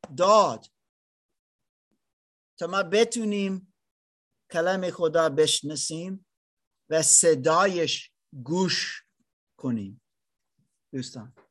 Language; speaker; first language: Persian; non-native, learner; German